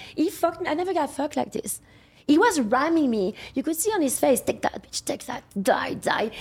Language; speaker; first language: English; non-native, fluent; French